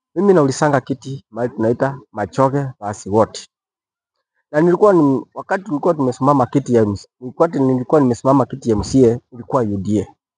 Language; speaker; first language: Swahili; non-native, local second language; Gusii